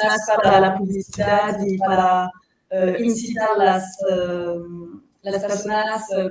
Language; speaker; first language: Spanish; non-native, learner; French